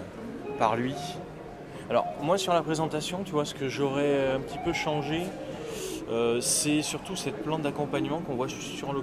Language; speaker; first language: French; native; French